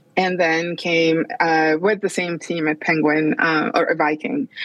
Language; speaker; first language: English; non-native, fluent; Spanish